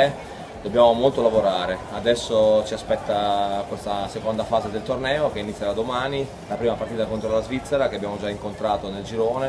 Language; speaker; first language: Italian; native; Italian